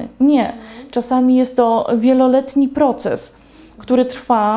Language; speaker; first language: Polish; native; Polish